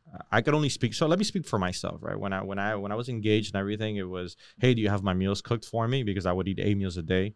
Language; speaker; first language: English; native; English